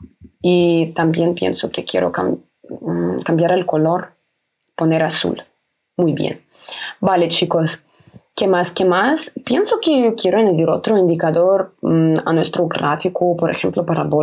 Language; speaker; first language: Spanish; non-native, fluent; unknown